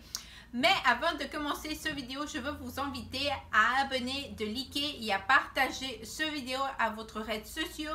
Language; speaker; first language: French; non-native, fluent; Spanish